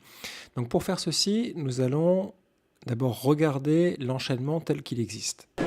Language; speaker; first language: French; native; French